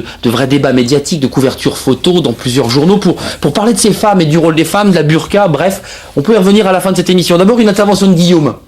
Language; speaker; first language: French; native; French